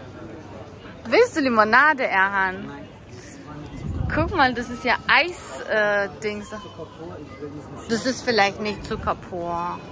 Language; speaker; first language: German; non-native, learner; Lithuanian